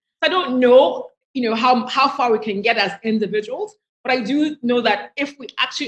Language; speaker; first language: English; non-native, local second language; Igbo